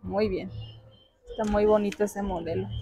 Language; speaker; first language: Spanish; native; Spanish